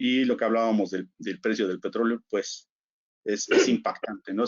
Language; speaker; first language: Spanish; native; Spanish